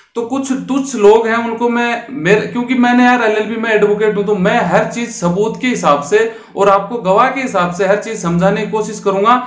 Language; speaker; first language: Hindi; native; Hindi